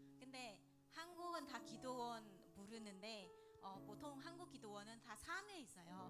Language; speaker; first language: Korean; non-native, learner; Vietnamese